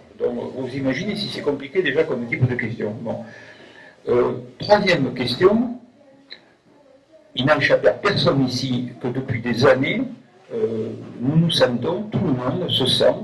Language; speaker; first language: French; native; French